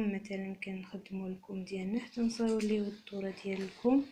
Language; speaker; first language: Arabic; native; Arabic